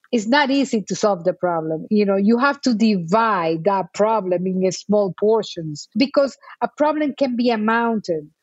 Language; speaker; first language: English; non-native, fluent; Spanish